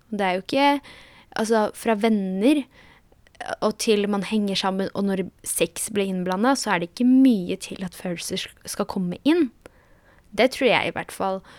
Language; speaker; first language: Norwegian; early bilingual, other home language; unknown